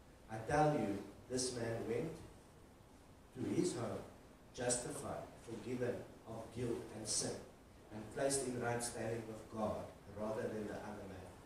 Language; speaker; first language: English; non-native, local second language; Afrikaans